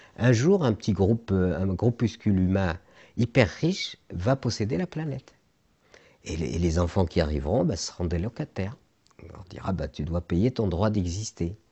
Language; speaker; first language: French; non-native, local second language; Arabic